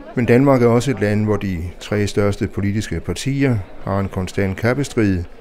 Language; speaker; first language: Danish; native; Danish